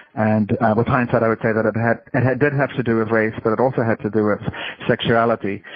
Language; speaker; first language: English; native; English